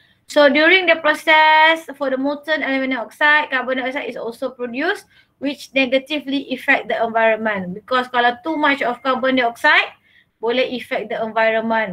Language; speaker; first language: English; non-native, local second language; Malay